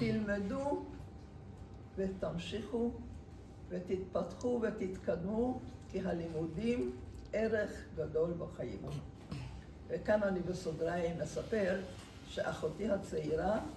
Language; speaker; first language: Hebrew; non-native, fluent; Hungarian